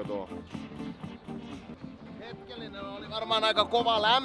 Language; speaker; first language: Finnish; native; Finnish